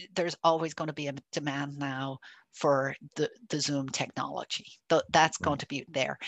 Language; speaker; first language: English; native; English